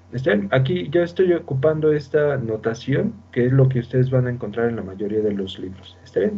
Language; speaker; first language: Spanish; native; Spanish